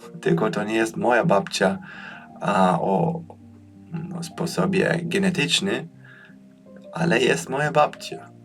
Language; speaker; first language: Polish; early bilingual, heritage; Polish